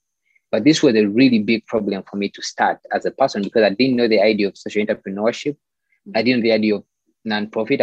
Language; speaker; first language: English; non-native, local second language; Ganda